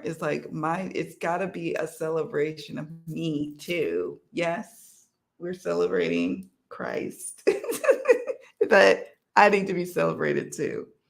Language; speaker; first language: English; native; English